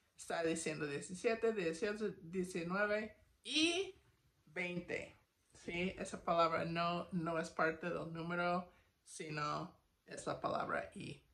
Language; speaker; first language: Spanish; non-native, fluent; English